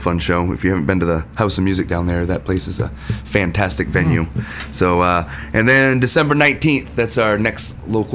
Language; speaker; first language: English; native; English